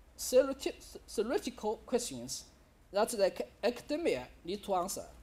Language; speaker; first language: English; non-native, learner; Chinese